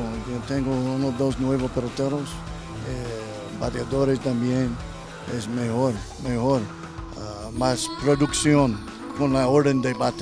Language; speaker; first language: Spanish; non-native, learner; English